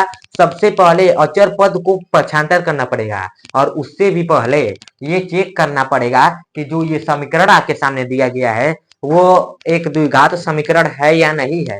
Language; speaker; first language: Hindi; native; Hindi